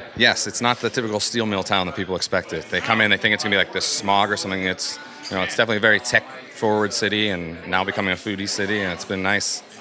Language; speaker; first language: English; native; English